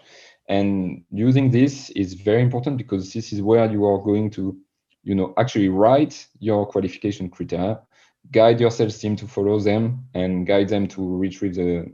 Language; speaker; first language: English; non-native, fluent; French